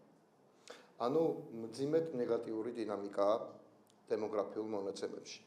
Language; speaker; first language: Georgian; native; Georgian